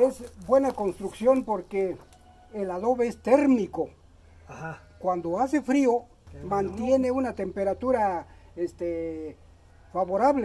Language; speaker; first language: Spanish; native; Spanish